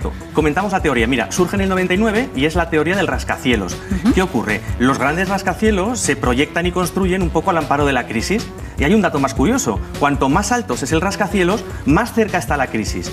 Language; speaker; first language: Spanish; native; Spanish